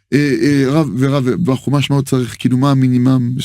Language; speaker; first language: Hebrew; non-native, fluent; French